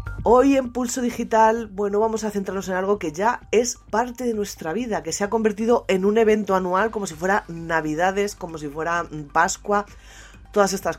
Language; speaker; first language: Spanish; native; Spanish